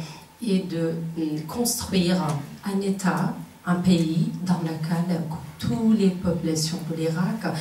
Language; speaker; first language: French; non-native, fluent; Kurdish